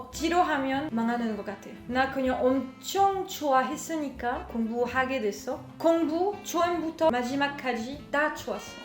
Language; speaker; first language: Korean; non-native, learner; French